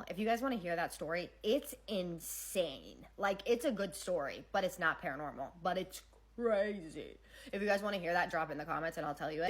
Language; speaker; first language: English; native; English